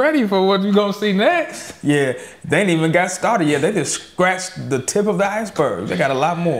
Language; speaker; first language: English; native; English